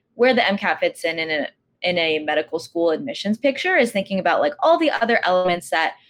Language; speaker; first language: English; native; English